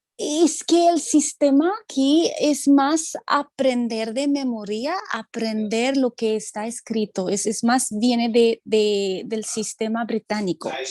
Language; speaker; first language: Spanish; non-native, fluent; Hindi